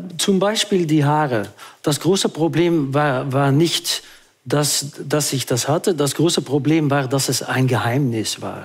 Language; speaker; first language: German; non-native, local second language; Dutch